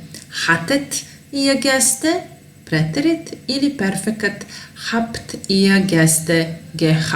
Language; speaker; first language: German; non-native, fluent; Serbian